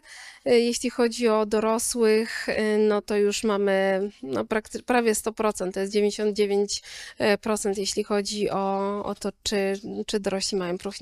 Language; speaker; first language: Polish; native; Polish